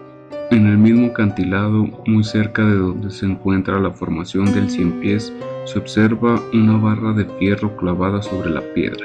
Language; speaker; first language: Spanish; native; Spanish